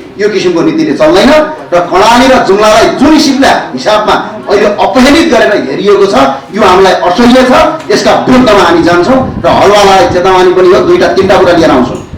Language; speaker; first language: Nepali; native; Nepali